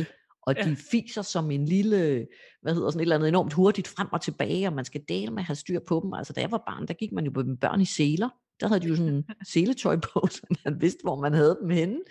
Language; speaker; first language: Danish; native; Danish